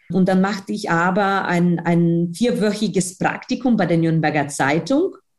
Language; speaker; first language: German; non-native, fluent; Russian